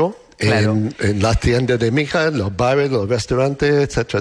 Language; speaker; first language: Spanish; non-native, learner; English